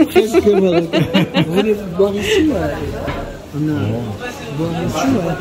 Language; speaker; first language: French; non-native, local second language; Arabic